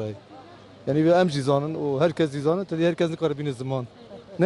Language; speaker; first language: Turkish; non-native, local second language; Kurdish